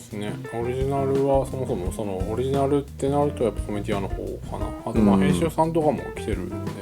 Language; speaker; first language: Japanese; native; Japanese